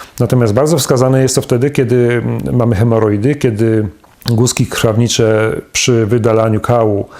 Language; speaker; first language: Polish; native; Polish